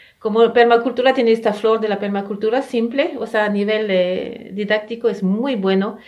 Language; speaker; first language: Spanish; non-native, fluent; French